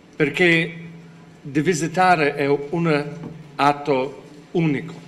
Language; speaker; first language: Italian; non-native, fluent; English